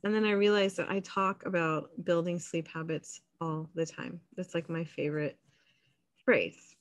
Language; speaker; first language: English; native; English